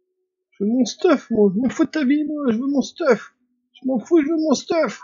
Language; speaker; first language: French; native; French